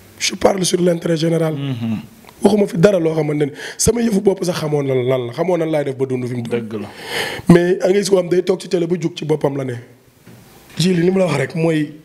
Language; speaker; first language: Wolof; native; Wolof